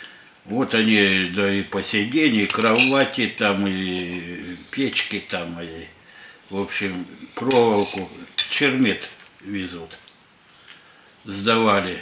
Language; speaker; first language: Russian; native; Russian